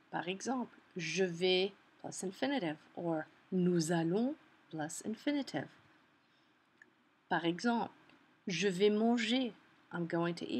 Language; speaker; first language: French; non-native, fluent; English